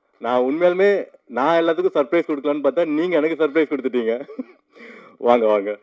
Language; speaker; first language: Tamil; native; Tamil